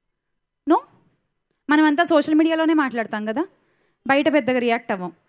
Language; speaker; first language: Telugu; native; Telugu